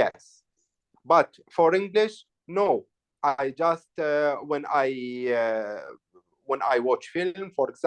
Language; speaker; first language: English; non-native, learner; Arabic